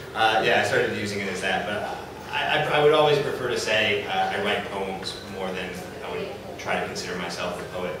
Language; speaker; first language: English; native; English